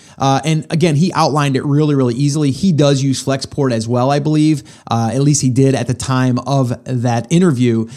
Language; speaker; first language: English; native; English